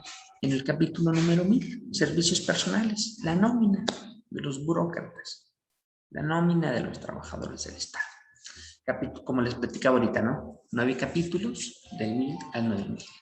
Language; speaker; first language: Spanish; native; Spanish